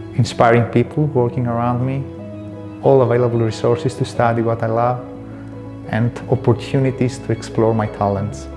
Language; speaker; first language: English; non-native, fluent; Greek